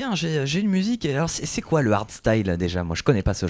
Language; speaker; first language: French; native; French